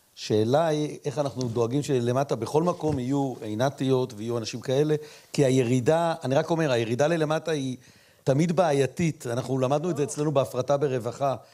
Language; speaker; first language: Hebrew; native; Hebrew